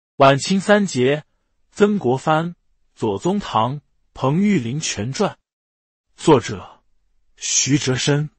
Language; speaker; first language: Chinese; native; Chinese